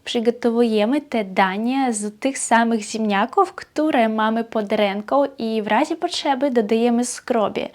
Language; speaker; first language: Polish; non-native, fluent; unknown